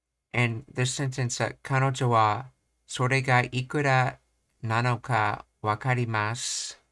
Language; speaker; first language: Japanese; non-native, learner; English